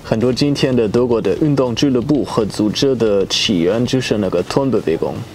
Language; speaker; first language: Chinese; non-native, fluent; German